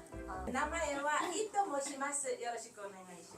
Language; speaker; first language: Japanese; non-native, learner; Korean